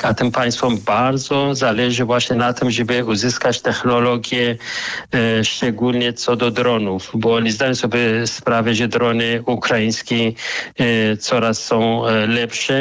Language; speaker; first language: Polish; non-native, fluent; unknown